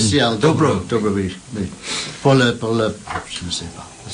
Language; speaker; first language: French; non-native, learner; English